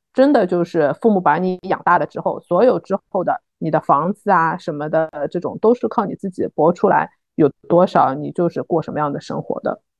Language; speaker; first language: Chinese; native; Chinese